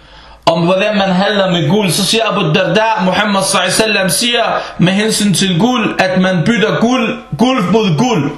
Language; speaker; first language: Danish; non-native, fluent; Arabic